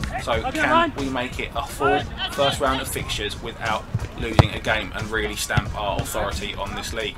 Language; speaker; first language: English; native; English